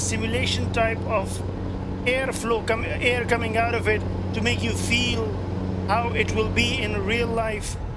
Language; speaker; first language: English; non-native, local second language; Pashto